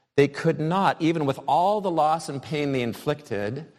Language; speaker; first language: English; native; English